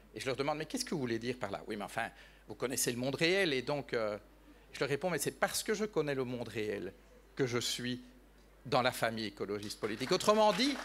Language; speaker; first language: French; native; French